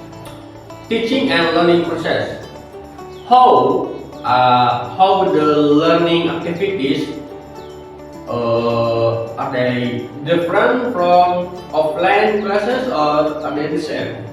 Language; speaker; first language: English; non-native, learner; Indonesian